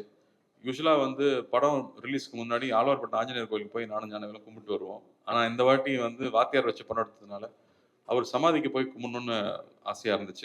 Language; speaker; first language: Tamil; native; Tamil